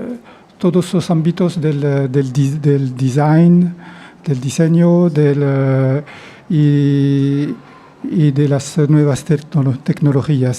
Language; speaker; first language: Spanish; non-native, fluent; French